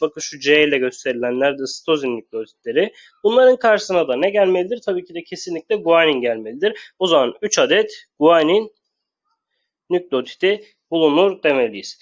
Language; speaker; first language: Turkish; native; Turkish